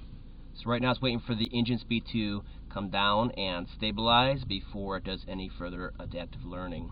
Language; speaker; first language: English; native; English